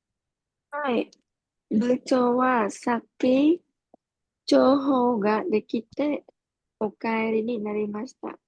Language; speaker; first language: Japanese; non-native, learner; Khmer